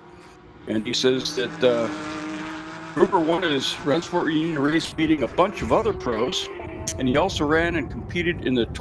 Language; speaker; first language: English; native; English